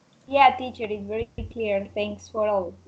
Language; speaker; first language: English; non-native, learner; Spanish